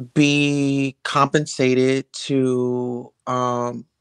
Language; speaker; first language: English; native; English